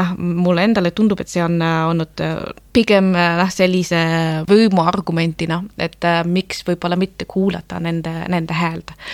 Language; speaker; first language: Estonian; non-native, fluent; German